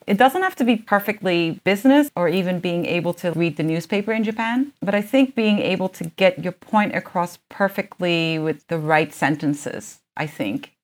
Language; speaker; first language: English; early bilingual, other home language; Japanese